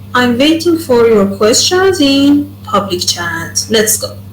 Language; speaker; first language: English; non-native, fluent; Persian